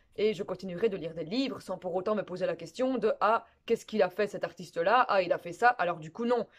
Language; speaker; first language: French; native; French